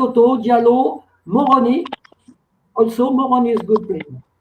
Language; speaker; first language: English; non-native, learner; French